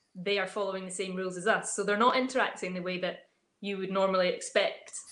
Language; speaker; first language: English; native; English